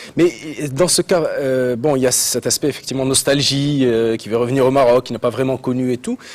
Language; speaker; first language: French; non-native, local second language; Arabic